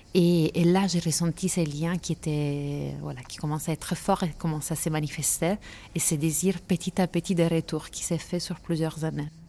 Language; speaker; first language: French; non-native, fluent; Italian